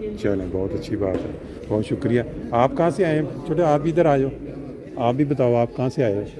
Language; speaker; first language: Urdu; non-native, local second language; Punjabi